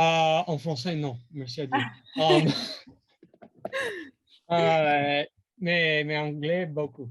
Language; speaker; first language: French; non-native, learner; English